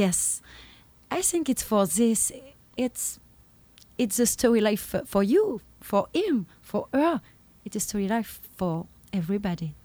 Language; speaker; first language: English; non-native, learner; French